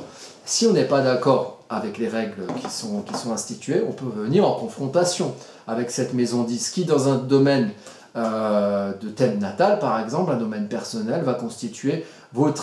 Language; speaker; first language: French; native; French